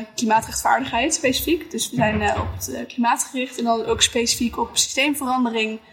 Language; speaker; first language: Dutch; native; Dutch